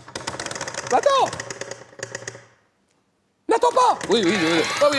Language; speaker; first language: French; native; French